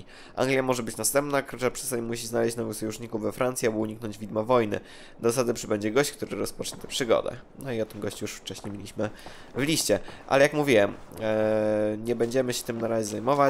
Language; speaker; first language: Polish; native; Polish